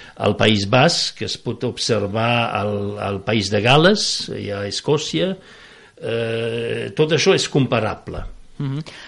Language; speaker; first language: Catalan; non-native, fluent; French